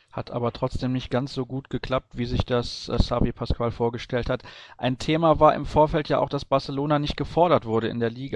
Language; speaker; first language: German; native; German